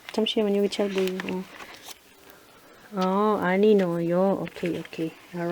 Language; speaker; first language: Korean; non-native, learner; Filipino